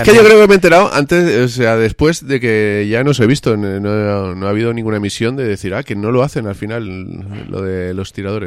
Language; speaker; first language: Spanish; native; Spanish